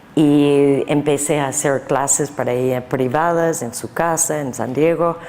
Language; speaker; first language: Spanish; non-native, learner; English